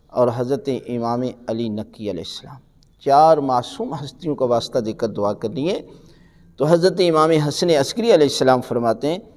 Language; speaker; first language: Urdu; native; Urdu